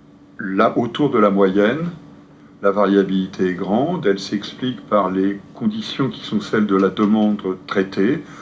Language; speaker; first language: French; native; French